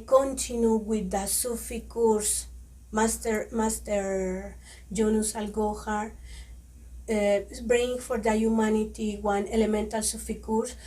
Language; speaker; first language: English; non-native, learner; Spanish